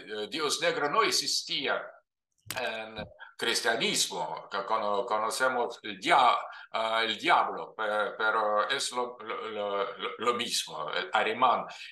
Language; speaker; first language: Spanish; non-native, fluent; Russian